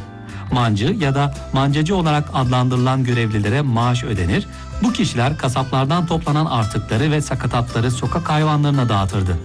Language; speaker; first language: Turkish; native; Turkish